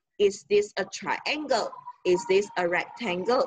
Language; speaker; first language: English; non-native, local second language; Chinese